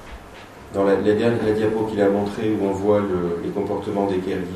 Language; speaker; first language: French; native; French